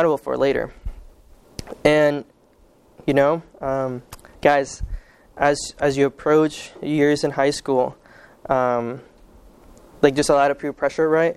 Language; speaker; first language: English; early bilingual, other home language; Spanish